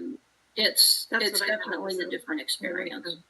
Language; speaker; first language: English; native; English